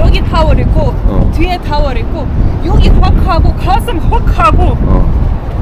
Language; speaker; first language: Korean; non-native, learner; Russian